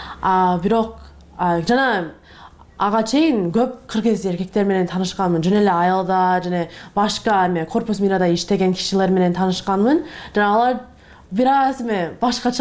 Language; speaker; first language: Kyrgyz; non-native, learner; English